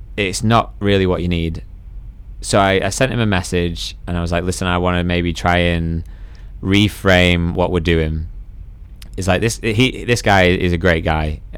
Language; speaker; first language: English; native; English